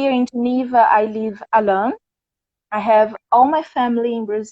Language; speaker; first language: English; non-native, fluent; Portuguese